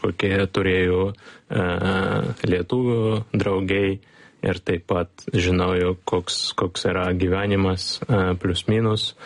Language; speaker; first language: Lithuanian; non-native, learner; Ukrainian